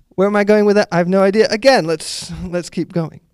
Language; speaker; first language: English; native; English